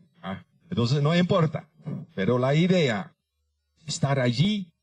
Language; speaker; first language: Spanish; non-native, fluent; Dutch